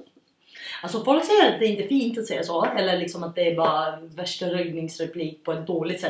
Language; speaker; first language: Swedish; native; Swedish